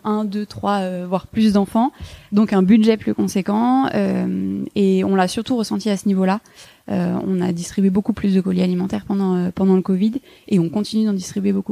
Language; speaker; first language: French; native; French